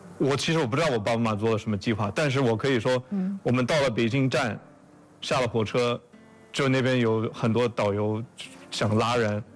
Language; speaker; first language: Chinese; non-native, fluent; English